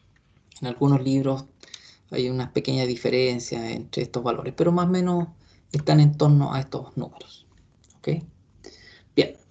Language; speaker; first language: Spanish; native; Spanish